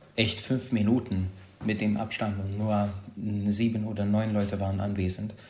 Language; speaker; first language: German; non-native, fluent; Hungarian